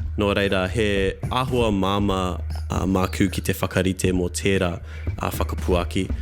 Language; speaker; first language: Māori; non-native, local second language; English